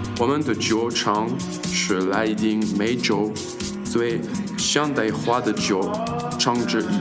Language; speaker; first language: Chinese; non-native, learner; French